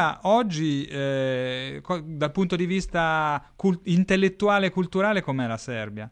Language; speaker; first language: Italian; native; Italian